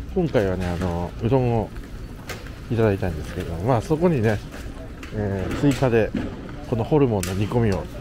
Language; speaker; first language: Japanese; native; Japanese